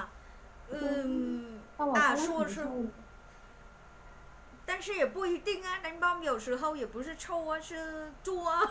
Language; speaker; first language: Chinese; non-native, fluent; Vietnamese